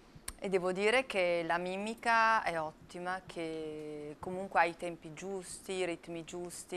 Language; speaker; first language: Italian; native; Italian